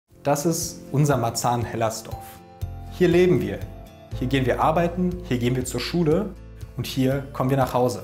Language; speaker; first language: German; early bilingual, other home language; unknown